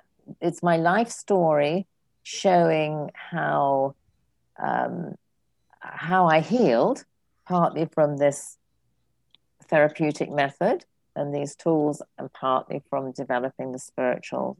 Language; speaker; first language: English; native; English